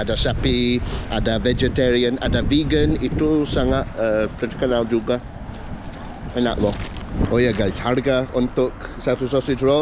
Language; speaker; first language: Indonesian; non-native, learner; English